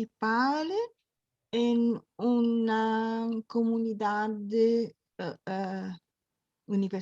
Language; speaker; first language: Spanish; non-native, learner; Portuguese